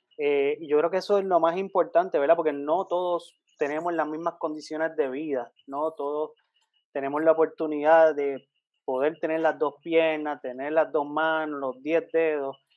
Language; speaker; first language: Spanish; native; Spanish